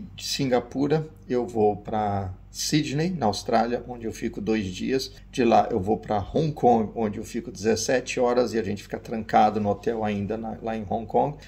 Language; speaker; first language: Portuguese; early bilingual, other home language; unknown